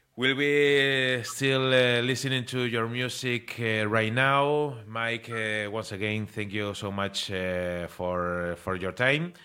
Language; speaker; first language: English; non-native, learner; Spanish